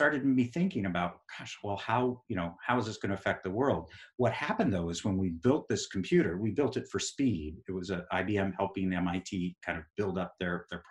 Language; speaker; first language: English; native; English